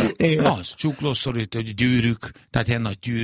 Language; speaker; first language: Hungarian; native; Hungarian